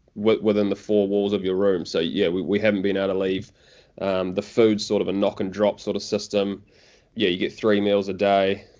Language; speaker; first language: English; native; English